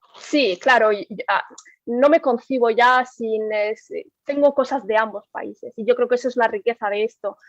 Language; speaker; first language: Spanish; early bilingual, other home language; Arabic